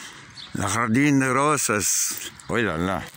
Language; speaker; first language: Spanish; non-native, learner; German